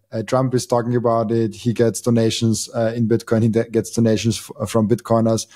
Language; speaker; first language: English; non-native, fluent; German